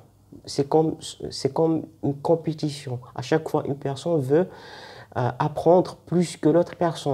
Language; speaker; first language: French; non-native, fluent; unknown